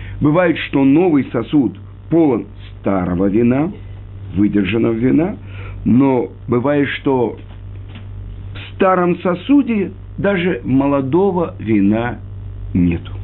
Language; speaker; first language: Russian; native; Russian